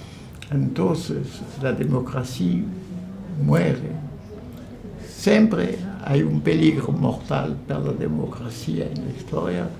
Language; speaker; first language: Spanish; non-native, fluent; French